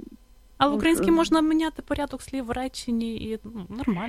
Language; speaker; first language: Ukrainian; native; Ukrainian